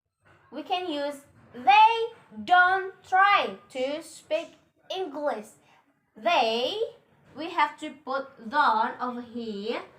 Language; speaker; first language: English; non-native, learner; Indonesian